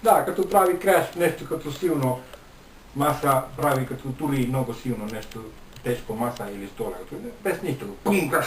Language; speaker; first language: Bulgarian; non-native, learner; Finnish